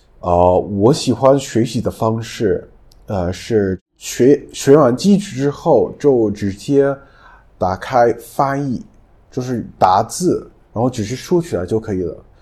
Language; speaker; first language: Chinese; non-native, fluent; English